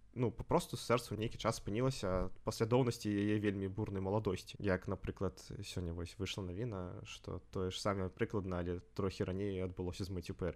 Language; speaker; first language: Belarusian; non-native, local second language; Russian